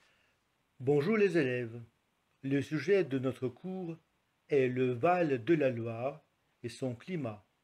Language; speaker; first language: French; non-native, fluent; Russian